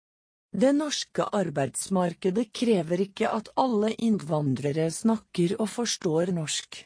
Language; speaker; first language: Norwegian; non-native, fluent; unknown